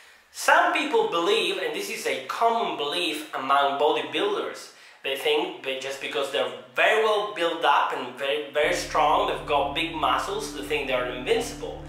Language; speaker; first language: English; non-native, fluent; Italian